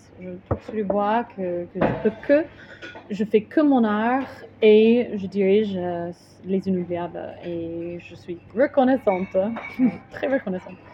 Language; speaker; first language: French; non-native, fluent; English